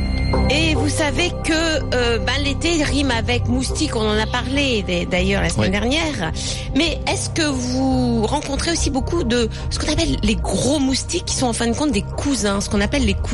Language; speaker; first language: French; native; French